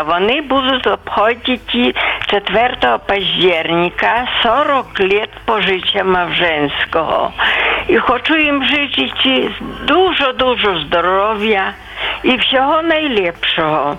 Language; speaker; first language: Polish; non-native, local second language; Belarusian